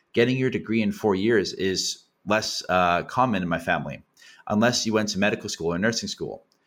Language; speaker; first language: English; native; English